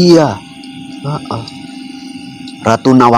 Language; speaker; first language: Indonesian; native; Indonesian